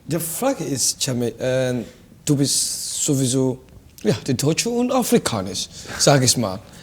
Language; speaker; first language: German; non-native, fluent; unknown